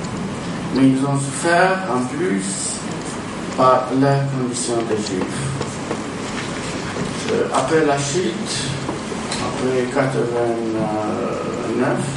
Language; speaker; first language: French; non-native, fluent; Romanian